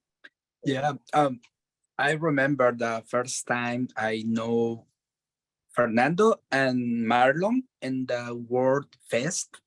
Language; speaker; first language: English; non-native, learner; Spanish